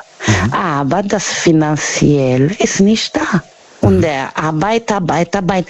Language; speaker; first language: German; non-native, learner; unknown